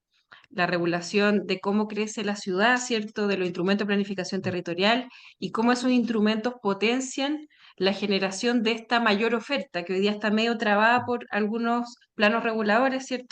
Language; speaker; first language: Spanish; native; Spanish